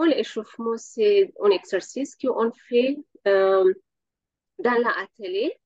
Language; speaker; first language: French; non-native, learner; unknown